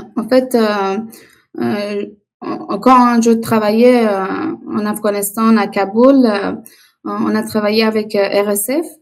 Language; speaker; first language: French; non-native, learner; Persian